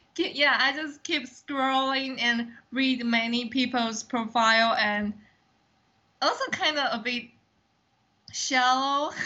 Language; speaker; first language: English; non-native, fluent; Chinese